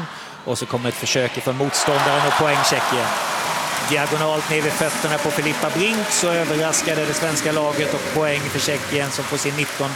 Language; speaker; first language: Swedish; native; Swedish